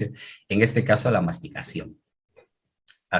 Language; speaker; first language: Spanish; native; Spanish